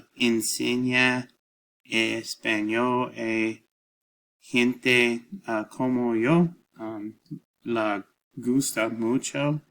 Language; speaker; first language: Spanish; non-native, learner; English